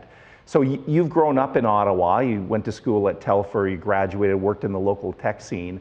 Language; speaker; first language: English; native; English